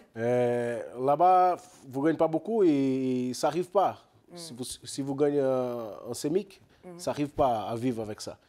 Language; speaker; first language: French; non-native, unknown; Portuguese